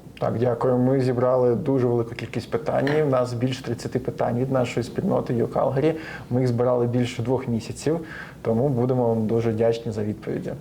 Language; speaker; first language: Ukrainian; native; Ukrainian